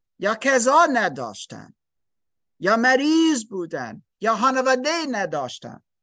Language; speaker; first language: Persian; non-native, learner; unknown